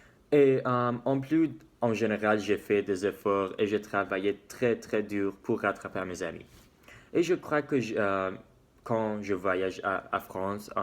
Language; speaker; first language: French; non-native, learner; Persian